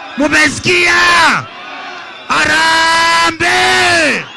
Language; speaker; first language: Swahili; non-native, local second language; Gusii